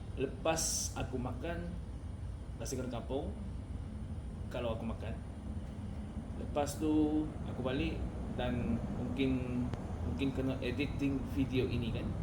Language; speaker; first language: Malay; non-native, learner; Korean